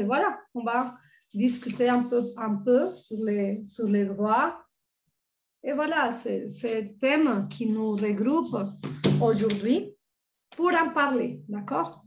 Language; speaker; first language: French; non-native, fluent; Spanish